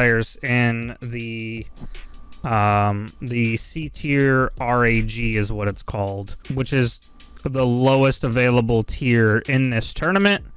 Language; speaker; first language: English; native; English